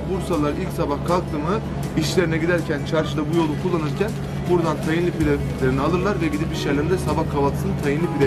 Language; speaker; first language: Turkish; native; Turkish